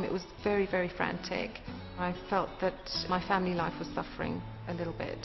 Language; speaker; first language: English; native; English